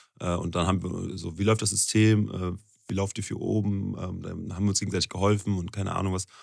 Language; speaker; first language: German; native; German